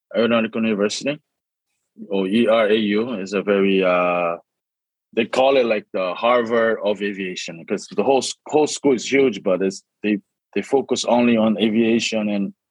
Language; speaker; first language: English; early bilingual, other home language; Korean